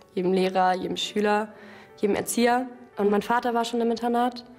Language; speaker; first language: German; non-native, fluent; English